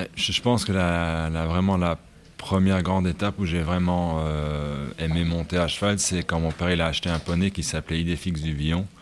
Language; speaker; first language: French; native; French